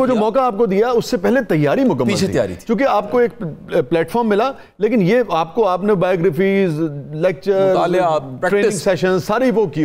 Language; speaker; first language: Urdu; native; Urdu